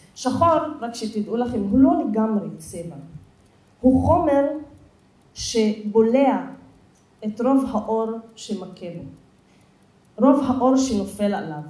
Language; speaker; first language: Hebrew; non-native, local second language; Arabic